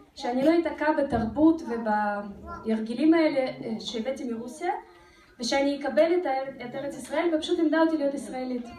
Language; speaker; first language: Hebrew; non-native, fluent; Russian